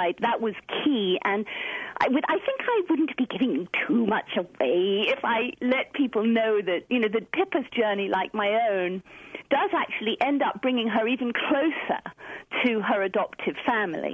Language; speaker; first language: English; native; English